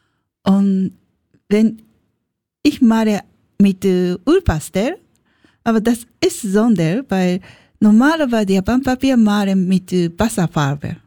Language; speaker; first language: German; non-native, learner; Japanese